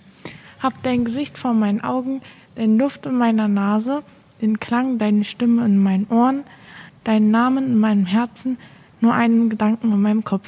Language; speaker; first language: German; native; German